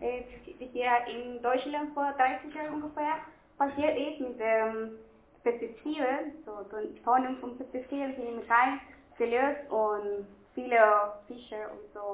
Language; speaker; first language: German; non-native, fluent; Spanish